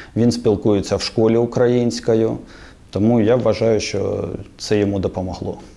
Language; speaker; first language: Ukrainian; non-native, local second language; Russian